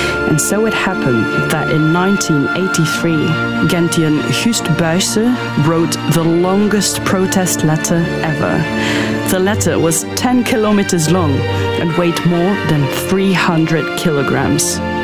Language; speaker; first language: English; non-native, fluent; Dutch